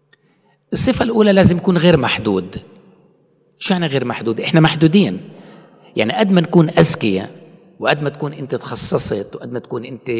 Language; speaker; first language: Arabic; native; Arabic